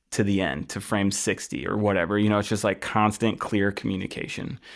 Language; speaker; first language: English; native; English